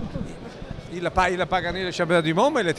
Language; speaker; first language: French; non-native, learner; Italian